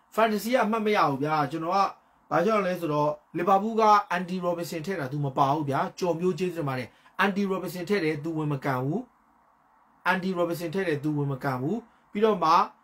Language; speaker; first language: Burmese; native; Burmese